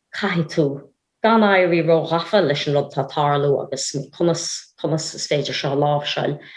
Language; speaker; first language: Irish; native; Irish